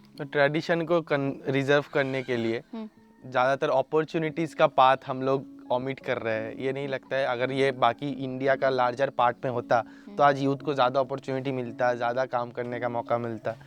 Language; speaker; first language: Hindi; native; Hindi